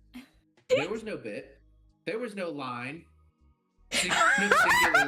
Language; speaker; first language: English; native; English